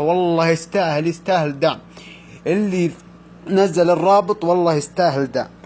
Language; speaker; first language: Arabic; native; Arabic